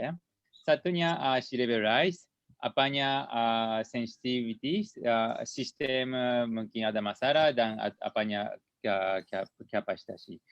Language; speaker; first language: Indonesian; non-native, learner; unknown